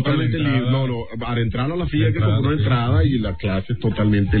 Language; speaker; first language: Spanish; native; Spanish